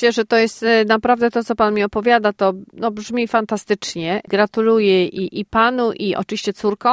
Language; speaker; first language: Polish; native; Polish